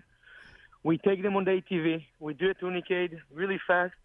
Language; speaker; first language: English; non-native, learner; Hebrew